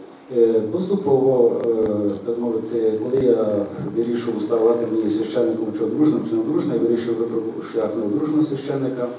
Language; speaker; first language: Ukrainian; native; Ukrainian